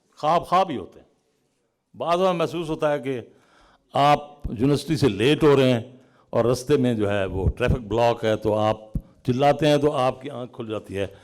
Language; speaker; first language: Urdu; non-native, local second language; Punjabi